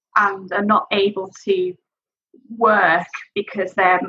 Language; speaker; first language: English; native; English